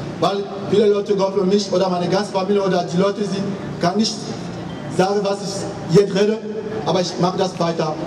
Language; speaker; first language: German; non-native, learner; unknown